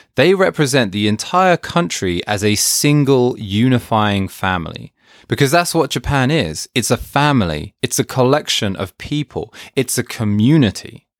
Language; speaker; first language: English; native; English